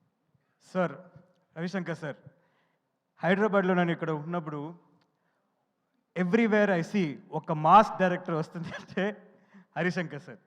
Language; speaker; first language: Telugu; non-native, learner; Tamil